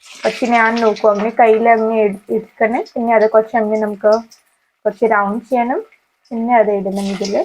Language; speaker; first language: Malayalam; non-native, learner; Hindi